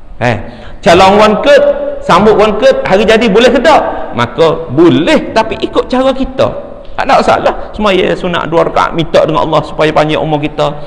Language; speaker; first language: Malay; native; Malay